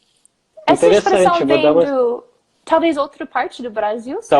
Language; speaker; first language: Portuguese; non-native, fluent; English